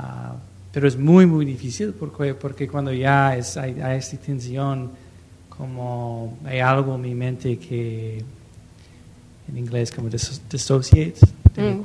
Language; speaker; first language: Spanish; non-native, learner; English